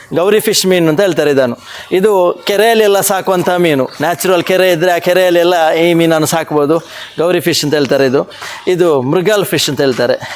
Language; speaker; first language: Kannada; native; Kannada